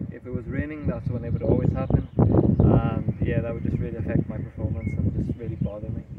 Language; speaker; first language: English; early bilingual, other home language; Spanish